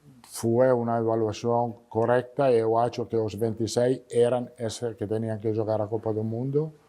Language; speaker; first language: Portuguese; non-native, fluent; Italian